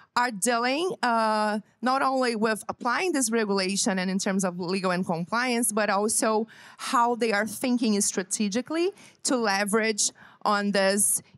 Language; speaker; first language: English; non-native, fluent; Portuguese